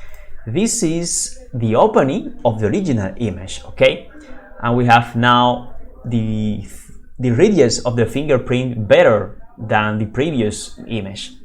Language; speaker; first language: English; non-native, fluent; Spanish